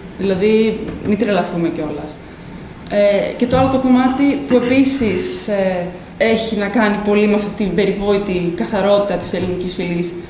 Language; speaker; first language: Greek; early bilingual, other home language; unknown